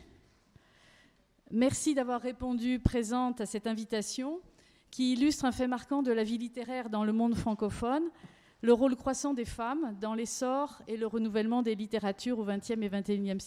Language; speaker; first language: French; native; French